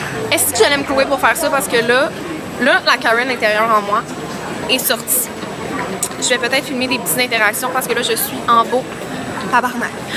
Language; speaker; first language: French; native; French